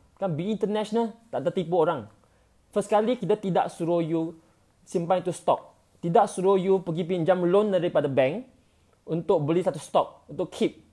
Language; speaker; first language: Malay; non-native, local second language; Chinese